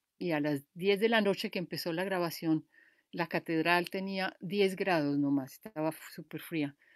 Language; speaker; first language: Spanish; native; Spanish